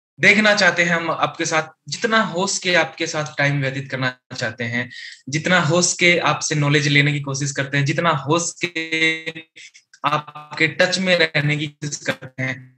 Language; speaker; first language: Hindi; native; Hindi